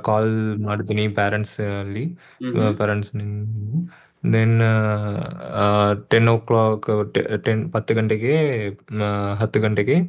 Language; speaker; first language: Kannada; non-native, learner; Tamil